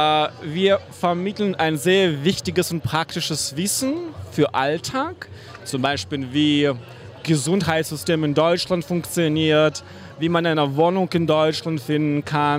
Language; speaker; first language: German; non-native, fluent; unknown